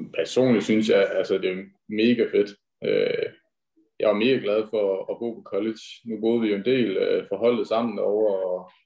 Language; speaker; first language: Danish; native; Danish